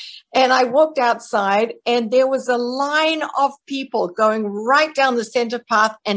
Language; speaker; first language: English; native; English